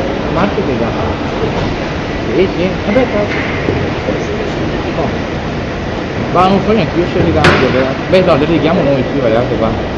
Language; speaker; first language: Italian; native; Italian